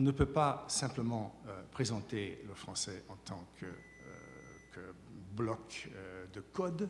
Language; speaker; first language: French; native; French